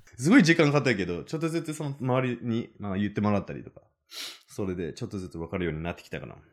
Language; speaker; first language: Japanese; non-native, fluent; English